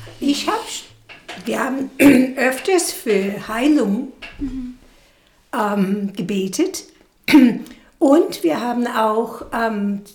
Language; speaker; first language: German; non-native, fluent; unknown